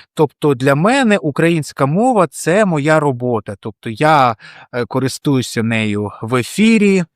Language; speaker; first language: Ukrainian; non-native, local second language; Russian